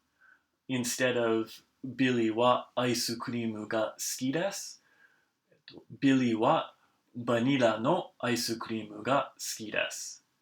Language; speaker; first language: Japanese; non-native, fluent; English